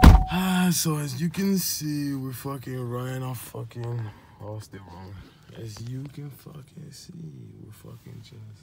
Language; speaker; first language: English; early bilingual, other home language; Spanish